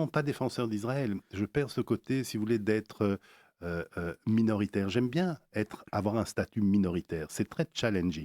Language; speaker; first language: French; native; French